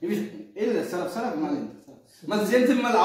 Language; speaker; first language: Arabic; non-native, learner; Hindi